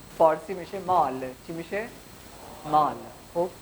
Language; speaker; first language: Persian; non-native, fluent; Urdu